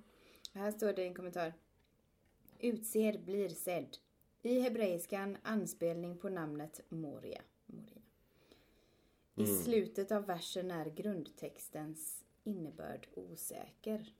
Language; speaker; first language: Swedish; native; Swedish